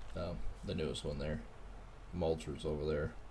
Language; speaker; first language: English; native; English